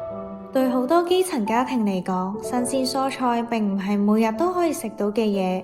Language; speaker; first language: Cantonese; native; Cantonese